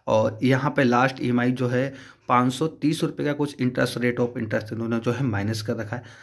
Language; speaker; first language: Hindi; native; Hindi